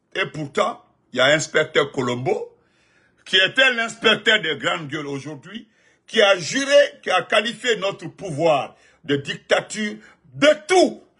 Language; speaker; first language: French; non-native, local second language; Fula